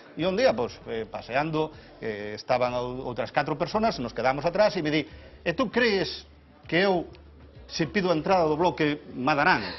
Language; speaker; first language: Galician; native; Galician